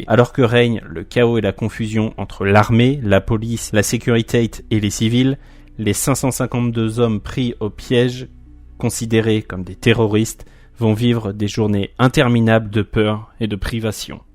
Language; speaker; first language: French; native; French